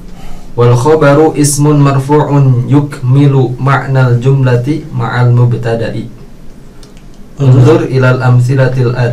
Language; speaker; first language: Arabic; non-native, fluent; Indonesian